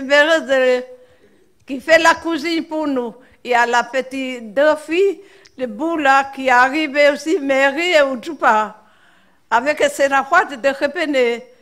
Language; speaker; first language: French; non-native, local second language; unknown